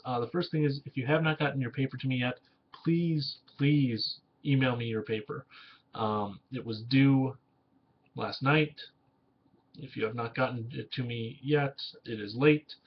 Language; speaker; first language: English; native; English